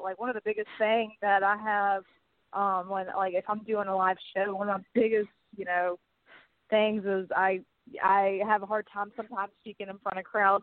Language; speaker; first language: English; native; English